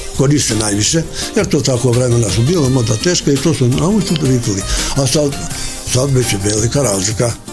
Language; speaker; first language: Bosnian; non-native, local second language; Albanian